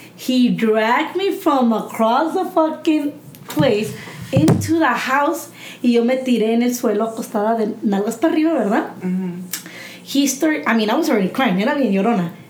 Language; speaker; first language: English; early bilingual, other home language; Spanish